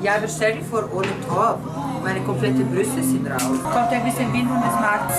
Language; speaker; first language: German; early bilingual, other home language; Spanish